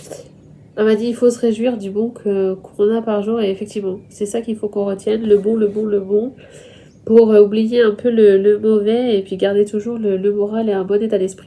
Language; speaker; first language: French; native; French